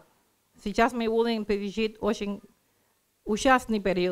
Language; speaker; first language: Russian; non-native, learner; Spanish